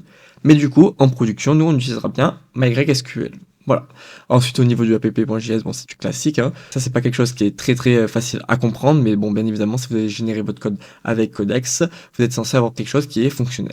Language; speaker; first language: French; native; French